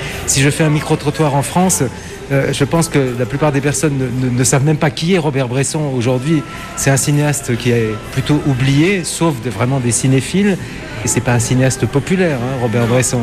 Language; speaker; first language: French; native; French